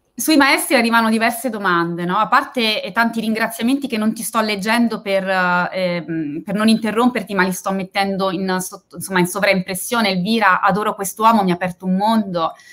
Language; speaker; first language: Italian; native; Italian